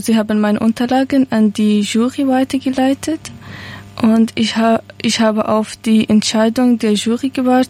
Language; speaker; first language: German; non-native, learner; Persian